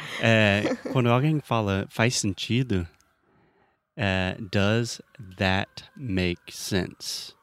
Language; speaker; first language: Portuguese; non-native, fluent; English